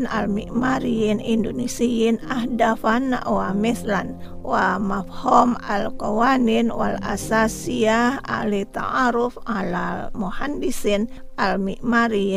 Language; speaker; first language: Arabic; non-native, fluent; Indonesian